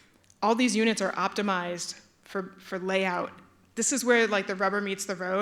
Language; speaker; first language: English; native; English